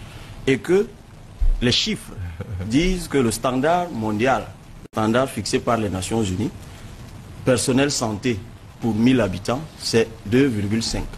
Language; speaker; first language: French; non-native, local second language; Basaa